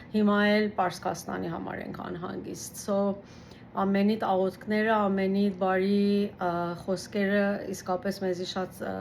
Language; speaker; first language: Armenian; early bilingual, heritage; Armenian